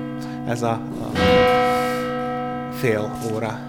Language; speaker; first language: Hungarian; non-native, learner; Slovak